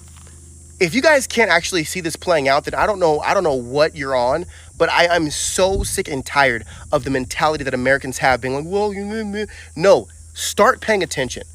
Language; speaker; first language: English; native; English